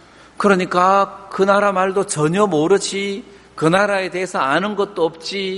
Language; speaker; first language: Korean; native; Korean